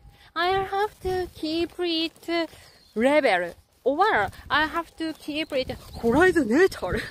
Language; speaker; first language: English; non-native, learner; Japanese